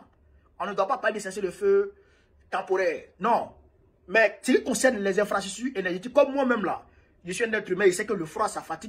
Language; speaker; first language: French; non-native, local second language; Bambara